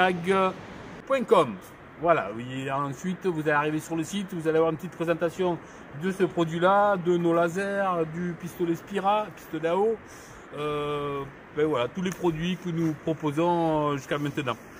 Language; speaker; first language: French; native; French